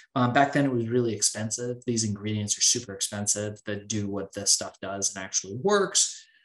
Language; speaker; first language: English; early bilingual, other home language; Persian